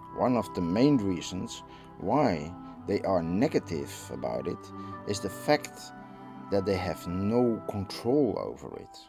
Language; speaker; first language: English; non-native, fluent; Dutch